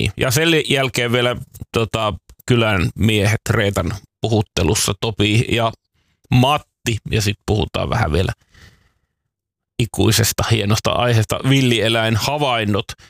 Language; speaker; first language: Finnish; native; Finnish